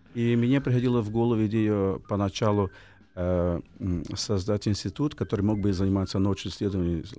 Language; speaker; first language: Russian; non-native, fluent; Portuguese